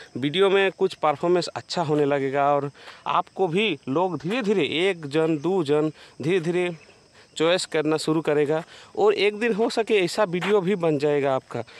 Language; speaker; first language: Hindi; non-native, local second language; Bangla